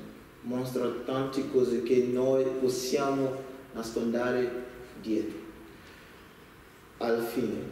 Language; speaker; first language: Italian; non-native, learner; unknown